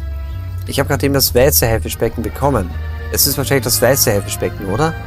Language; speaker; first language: German; native; German